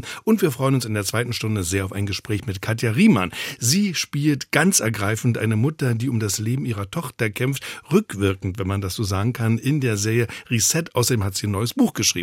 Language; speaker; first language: German; native; German